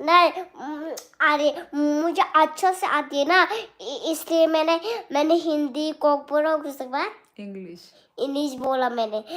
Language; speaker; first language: Hindi; non-native, local second language; Kok Borok